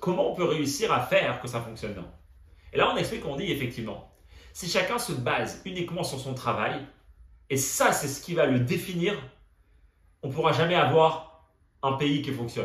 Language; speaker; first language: French; native; French